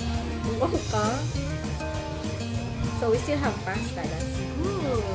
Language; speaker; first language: English; non-native, local second language; Cebuano